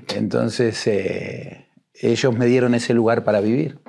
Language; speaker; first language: Spanish; native; Spanish